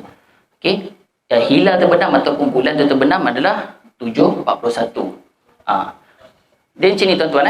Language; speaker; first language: Malay; native; Malay